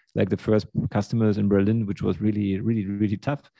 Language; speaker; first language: English; early bilingual, other home language; Russian